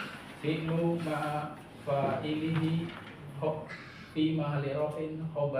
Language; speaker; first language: Arabic; non-native, learner; Indonesian